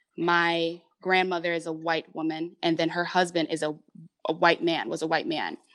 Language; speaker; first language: English; native; English